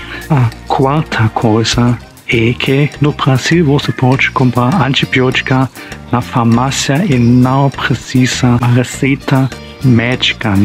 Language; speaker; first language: Portuguese; non-native, fluent; German